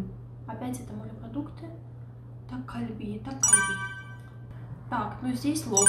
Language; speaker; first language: Russian; native; Russian